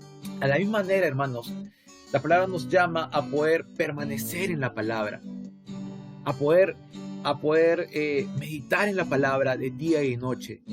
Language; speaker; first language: Spanish; native; Spanish